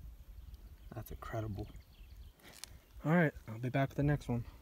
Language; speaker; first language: English; native; English